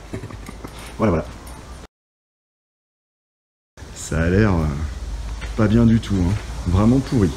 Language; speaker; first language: French; native; French